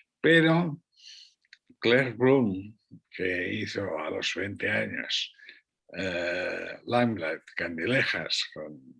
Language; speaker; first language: Spanish; non-native, local second language; Catalan